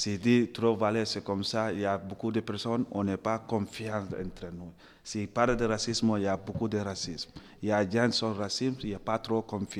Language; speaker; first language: French; non-native, learner; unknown